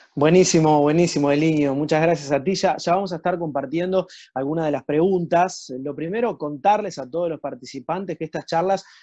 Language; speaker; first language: Spanish; native; Spanish